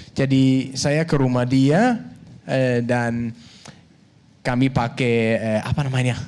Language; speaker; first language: Indonesian; non-native, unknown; Danish